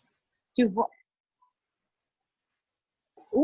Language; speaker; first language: French; non-native, learner; Portuguese